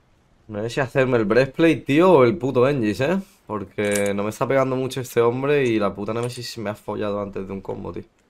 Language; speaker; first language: Spanish; native; Spanish